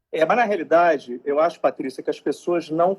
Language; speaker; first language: Portuguese; native; Portuguese